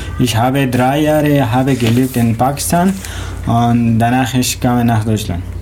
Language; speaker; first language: German; non-native, learner; Persian